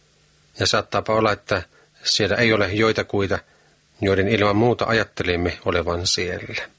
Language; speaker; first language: Finnish; native; Finnish